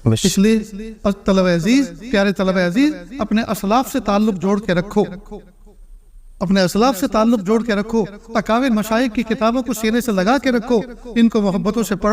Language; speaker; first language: Urdu; native; Urdu